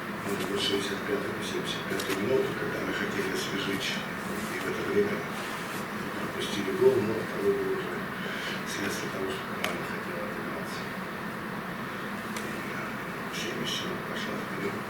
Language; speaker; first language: Russian; native; Russian